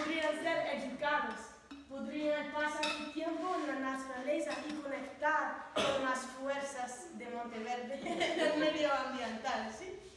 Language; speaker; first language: Spanish; non-native, learner; English